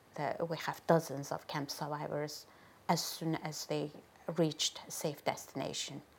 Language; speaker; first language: English; non-native, fluent; Chinese